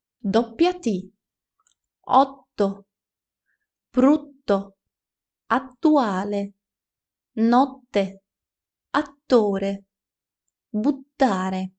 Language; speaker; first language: Italian; non-native, fluent; Ukrainian